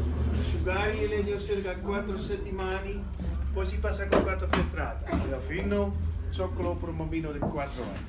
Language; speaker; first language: Italian; non-native, learner; Dutch